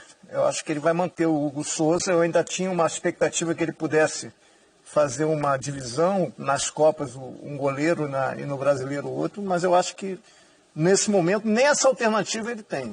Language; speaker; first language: Portuguese; native; Portuguese